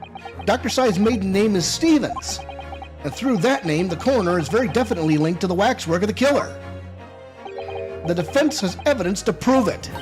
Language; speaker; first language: English; native; English